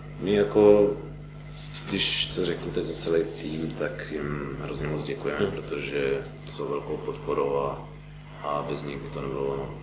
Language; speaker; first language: Czech; non-native, fluent; Slovenian